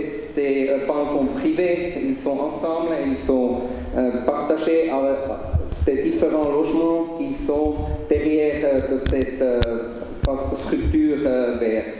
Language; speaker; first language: French; non-native, local second language; Swiss German